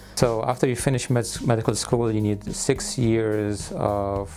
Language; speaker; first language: English; non-native, fluent; Arabic